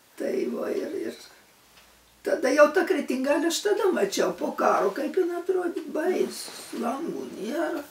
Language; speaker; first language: Lithuanian; native; Lithuanian